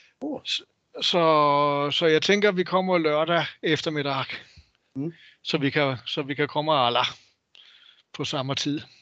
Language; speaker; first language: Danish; native; Danish